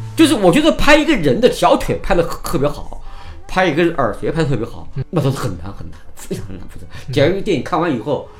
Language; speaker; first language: Chinese; native; Chinese